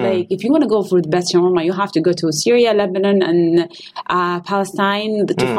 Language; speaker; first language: English; non-native, fluent; Arabic